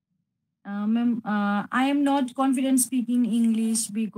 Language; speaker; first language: English; non-native, learner; Bangla